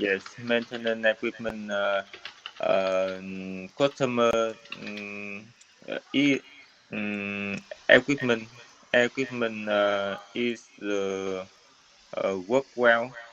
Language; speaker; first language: English; non-native, learner; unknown